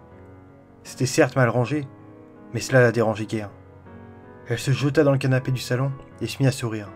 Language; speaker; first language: French; native; French